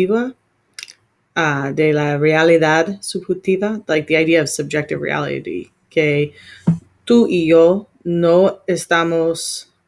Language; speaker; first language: Spanish; non-native, learner; English